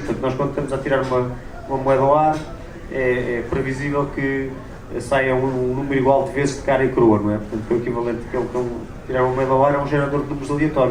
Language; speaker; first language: Portuguese; native; Portuguese